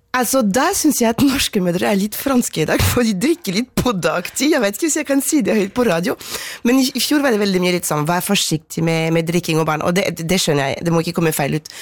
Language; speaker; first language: Norwegian; non-native, fluent; French